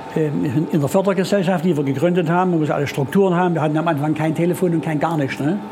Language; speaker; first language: German; native; German